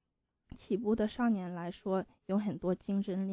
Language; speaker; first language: Chinese; early bilingual, heritage; Chinese